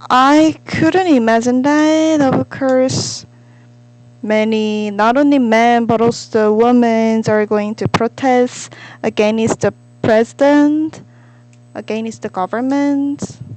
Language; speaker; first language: English; non-native, learner; Korean